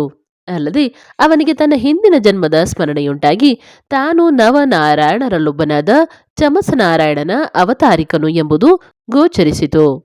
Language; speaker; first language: Kannada; native; Kannada